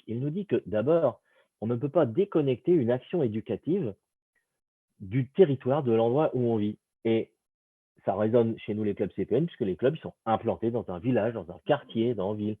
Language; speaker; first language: French; native; French